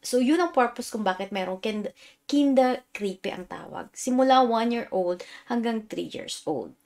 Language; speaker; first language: Filipino; native; Filipino